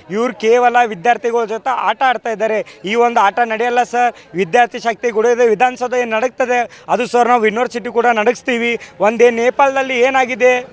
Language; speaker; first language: Kannada; native; Kannada